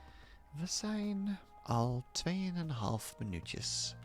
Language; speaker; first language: Dutch; non-native, learner; English